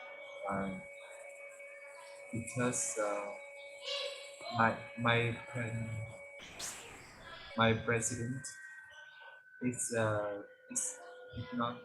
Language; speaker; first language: English; non-native, learner; Vietnamese